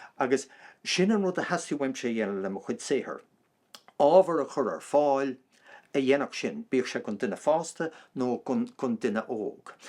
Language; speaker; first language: Irish; non-native, local second language; English